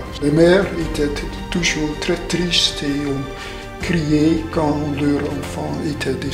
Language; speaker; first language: French; non-native, fluent; Dutch